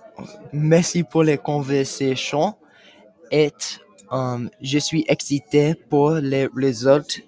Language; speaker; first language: French; non-native, learner; English